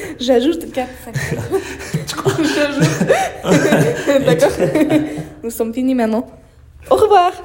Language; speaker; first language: French; non-native, learner; English